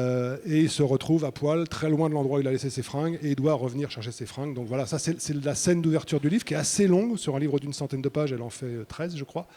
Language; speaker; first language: French; native; French